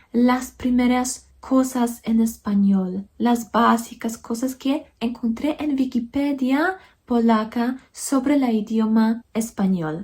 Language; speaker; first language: Spanish; non-native, fluent; Polish